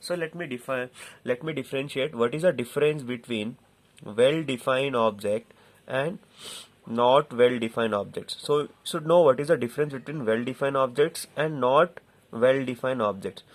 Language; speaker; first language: English; non-native, local second language; Telugu